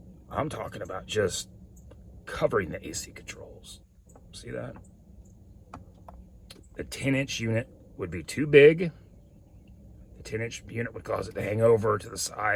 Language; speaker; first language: English; native; English